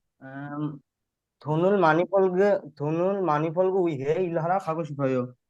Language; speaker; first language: Korean; non-native, learner; Bangla